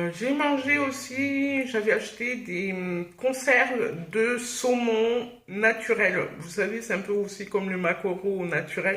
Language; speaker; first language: French; native; French